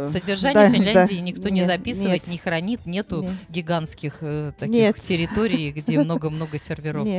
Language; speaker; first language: Russian; native; Russian